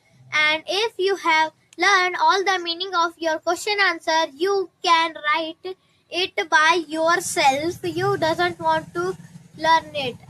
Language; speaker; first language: English; non-native, learner; Hindi